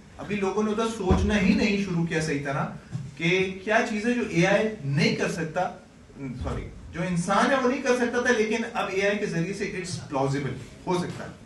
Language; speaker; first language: Urdu; native; Urdu